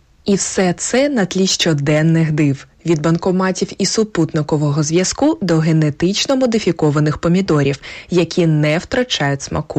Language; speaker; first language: Ukrainian; native; Ukrainian